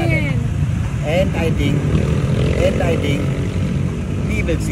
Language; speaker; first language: English; non-native, learner; German